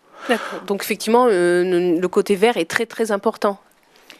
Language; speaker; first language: French; native; French